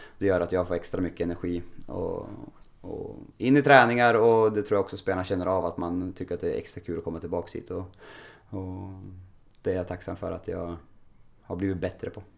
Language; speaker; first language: Swedish; native; Swedish